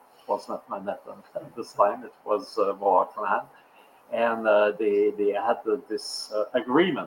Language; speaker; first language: English; non-native, local second language; French